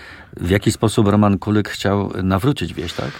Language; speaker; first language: Polish; native; Polish